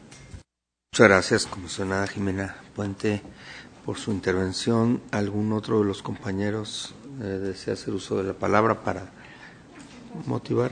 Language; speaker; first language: Spanish; native; Spanish